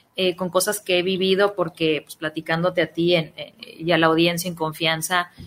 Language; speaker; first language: Spanish; native; Spanish